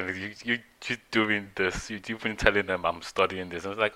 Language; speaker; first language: English; non-native, local second language; Yoruba